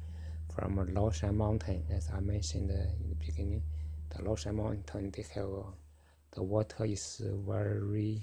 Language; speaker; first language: English; non-native, fluent; Chinese